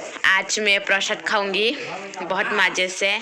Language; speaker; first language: Hindi; non-native, local second language; Kok Borok